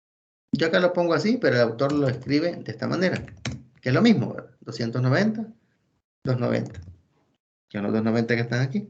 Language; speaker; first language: Spanish; native; Spanish